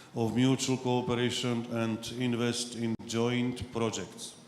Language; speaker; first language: English; non-native, fluent; Slovak